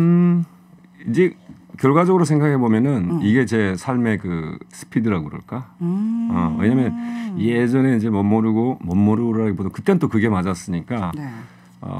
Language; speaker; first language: Korean; native; Korean